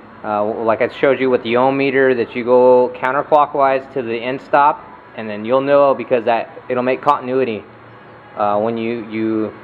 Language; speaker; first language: English; native; English